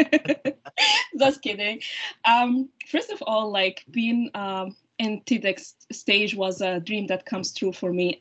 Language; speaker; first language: English; non-native, fluent; Arabic